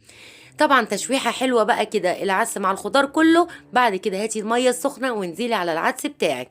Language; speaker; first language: Arabic; native; Arabic